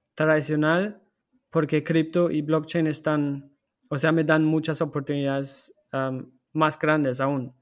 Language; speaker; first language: Spanish; non-native, fluent; German